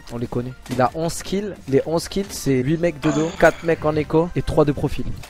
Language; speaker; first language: French; native; French